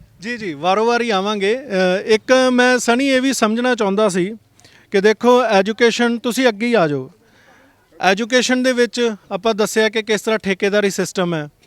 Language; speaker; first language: Punjabi; native; Punjabi